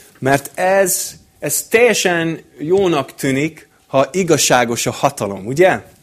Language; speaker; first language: Hungarian; non-native, fluent; English